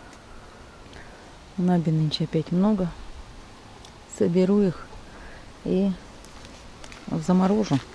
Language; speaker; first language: Russian; native; Russian